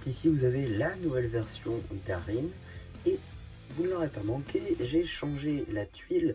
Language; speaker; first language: French; native; French